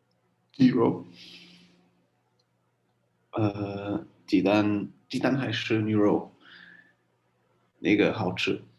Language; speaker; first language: Chinese; non-native, learner; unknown